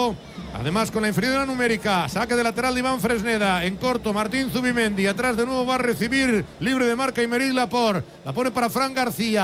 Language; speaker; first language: Spanish; native; Spanish